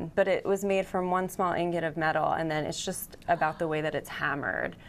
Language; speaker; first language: English; native; English